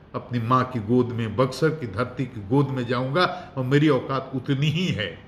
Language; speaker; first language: Hindi; native; Hindi